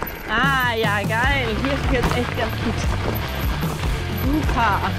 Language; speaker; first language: German; native; German